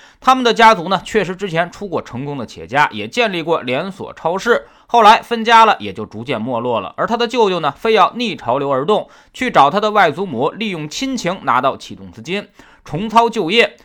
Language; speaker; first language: Chinese; native; Chinese